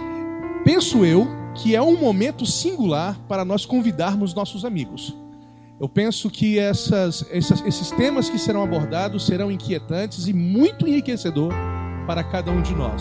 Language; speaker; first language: Portuguese; native; Portuguese